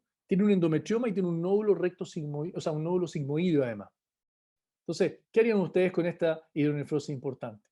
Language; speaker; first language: Spanish; native; Spanish